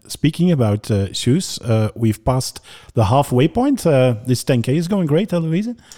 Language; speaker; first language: English; non-native, fluent; Dutch